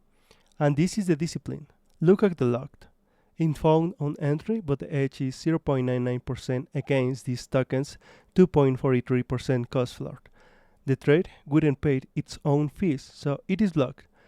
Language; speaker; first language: English; non-native, fluent; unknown